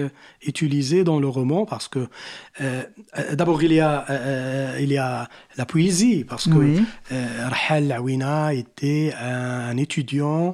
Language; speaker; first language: French; non-native, local second language; Arabic